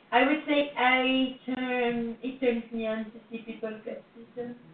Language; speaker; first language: English; non-native, fluent; Spanish